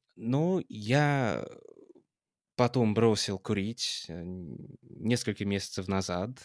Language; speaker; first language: Russian; non-native, fluent; English